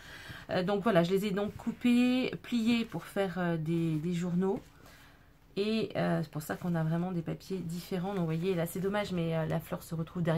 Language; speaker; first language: French; native; French